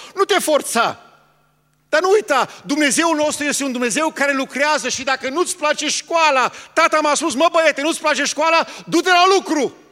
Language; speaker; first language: Romanian; early bilingual, heritage; Romanian